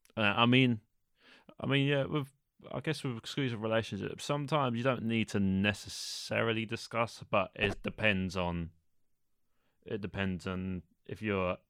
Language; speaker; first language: English; native; English